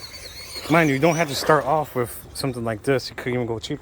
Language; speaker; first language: English; native; English